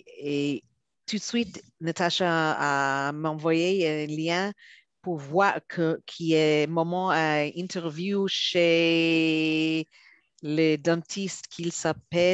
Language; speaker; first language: French; non-native, fluent; Hebrew